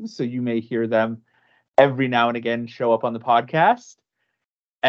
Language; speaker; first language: English; native; English